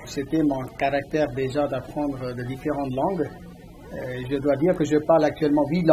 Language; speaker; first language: French; non-native, fluent; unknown